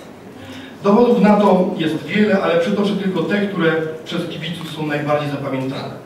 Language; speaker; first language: Polish; native; Polish